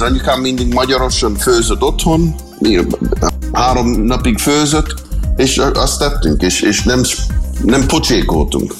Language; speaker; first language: Hungarian; early bilingual, heritage; English